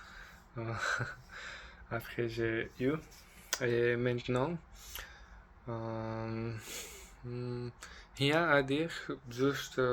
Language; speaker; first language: French; non-native, learner; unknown